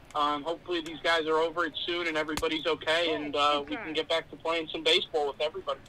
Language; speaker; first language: English; native; English